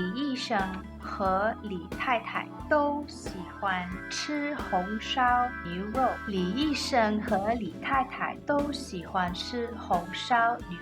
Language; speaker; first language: Chinese; non-native, learner; English